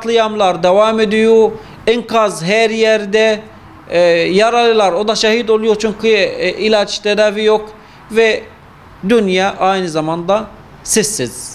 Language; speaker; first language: Turkish; non-native, fluent; Arabic